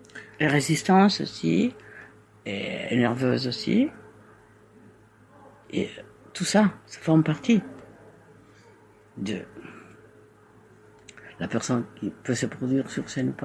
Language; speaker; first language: French; non-native, fluent; Spanish